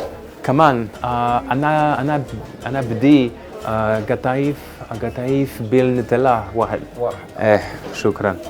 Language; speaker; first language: Arabic; non-native, learner; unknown